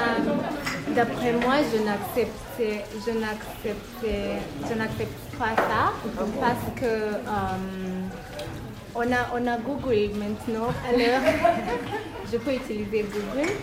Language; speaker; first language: French; non-native, learner; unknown